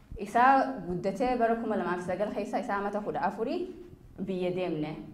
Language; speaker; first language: Oromo; early bilingual, heritage; Oromo